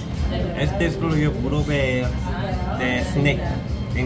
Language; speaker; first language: Spanish; non-native, learner; Korean